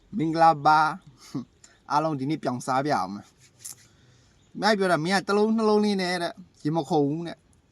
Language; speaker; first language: Burmese; non-native, local second language; Shan